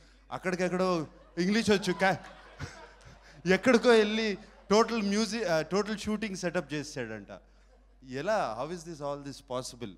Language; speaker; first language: Telugu; native; Telugu